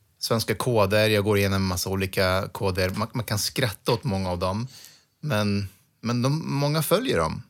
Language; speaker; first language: Swedish; early bilingual, other home language; Persian